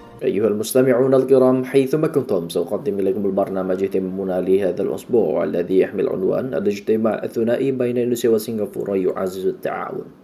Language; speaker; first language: Arabic; non-native, fluent; Indonesian